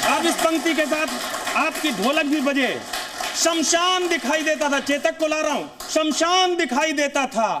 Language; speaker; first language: Hindi; native; Hindi